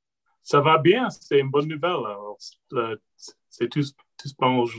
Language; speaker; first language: French; non-native, local second language; English